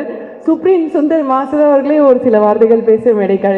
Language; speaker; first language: Tamil; native; Tamil